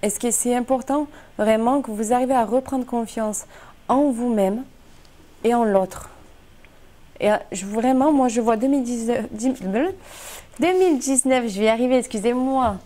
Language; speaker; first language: French; native; French